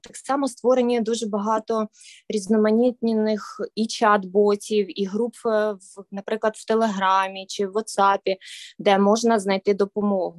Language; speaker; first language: Ukrainian; native; Ukrainian